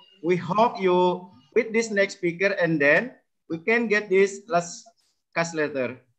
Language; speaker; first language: English; non-native, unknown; Indonesian